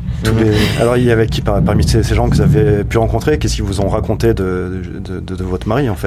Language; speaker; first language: French; native; French